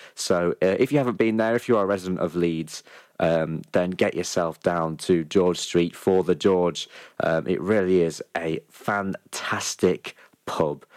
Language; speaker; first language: English; native; English